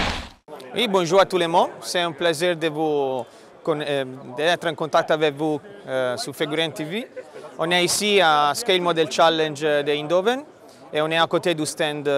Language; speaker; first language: French; non-native, fluent; Italian